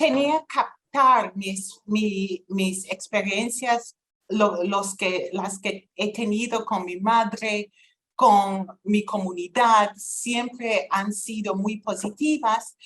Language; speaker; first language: Spanish; non-native, fluent; English